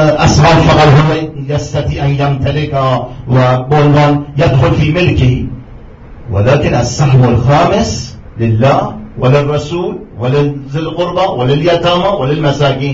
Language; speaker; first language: Arabic; non-native, fluent; Persian